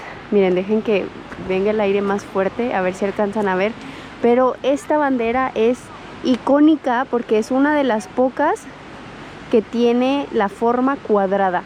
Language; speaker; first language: Spanish; native; Spanish